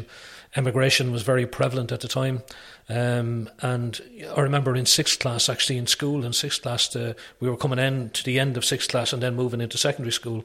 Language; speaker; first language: English; native; English